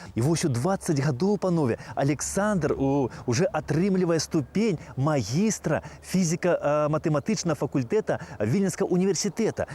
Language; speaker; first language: Belarusian; native; Belarusian